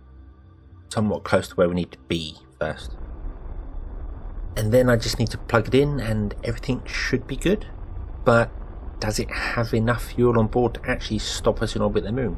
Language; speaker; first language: English; native; English